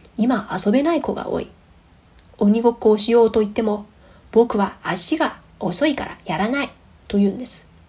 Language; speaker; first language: Japanese; non-native, fluent; Chinese